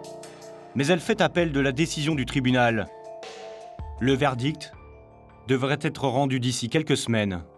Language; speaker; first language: French; native; French